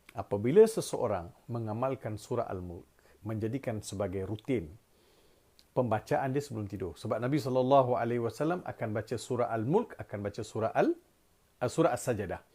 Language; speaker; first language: Malay; non-native, local second language; Tamil